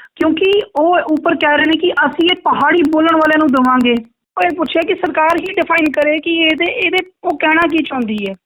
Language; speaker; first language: Punjabi; native; Punjabi